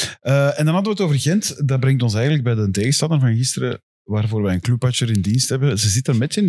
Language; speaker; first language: Dutch; native; Dutch